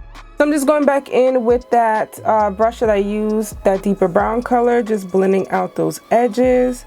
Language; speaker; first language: English; native; English